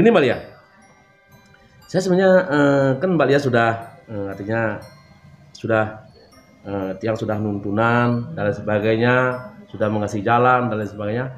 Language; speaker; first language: Indonesian; non-native, local second language; Balinese